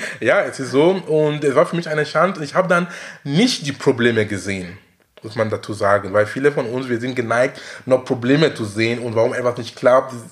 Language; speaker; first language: German; non-native, fluent; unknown